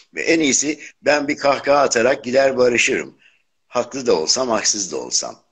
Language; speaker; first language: Turkish; native; Turkish